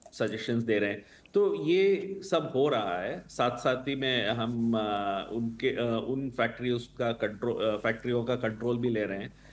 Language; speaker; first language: Hindi; non-native, local second language; Tamil